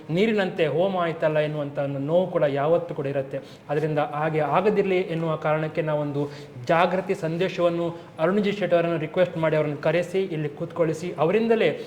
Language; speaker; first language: Kannada; native; Kannada